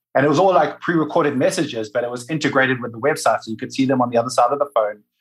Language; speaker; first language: English; native; English